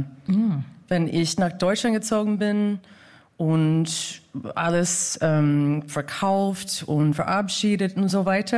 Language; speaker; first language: German; non-native, fluent; English